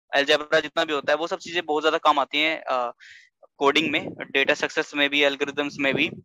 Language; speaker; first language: Hindi; native; Hindi